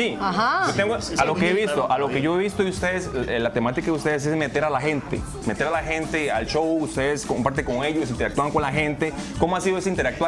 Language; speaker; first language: Spanish; native; Spanish